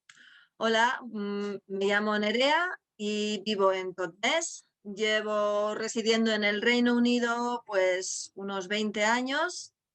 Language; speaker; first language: Spanish; non-native, local second language; Basque